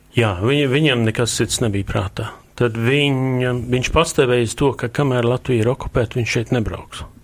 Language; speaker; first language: Latvian; early bilingual, heritage; Latvian